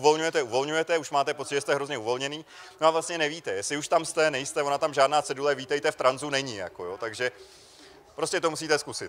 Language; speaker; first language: Czech; native; Czech